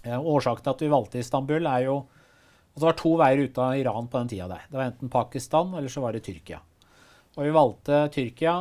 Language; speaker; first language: Norwegian; early bilingual, other home language; Persian